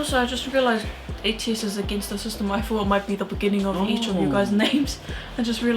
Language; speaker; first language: English; native; English